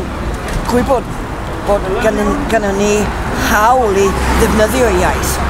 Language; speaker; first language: Welsh; non-native, learner; English